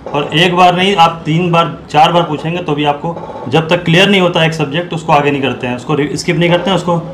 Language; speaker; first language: Hindi; native; Hindi